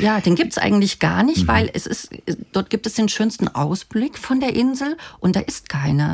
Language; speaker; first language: German; native; German